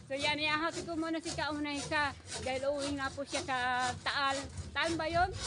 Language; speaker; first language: Filipino; native; Filipino